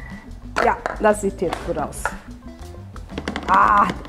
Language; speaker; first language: German; non-native, fluent; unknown